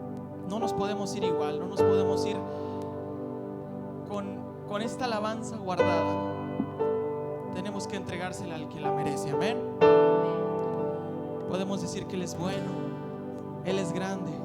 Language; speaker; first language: Spanish; native; Spanish